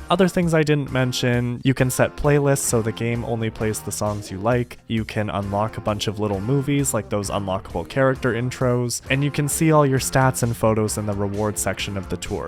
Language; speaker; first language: English; native; English